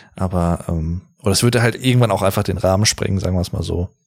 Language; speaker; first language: German; native; German